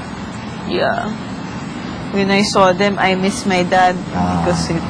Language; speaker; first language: English; non-native, local second language; Filipino